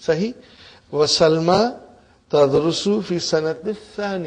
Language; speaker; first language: Arabic; non-native, fluent; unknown